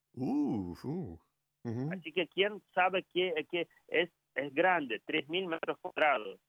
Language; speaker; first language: Spanish; non-native, fluent; Ukrainian